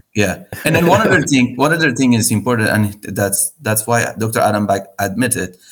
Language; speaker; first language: English; non-native, fluent; Persian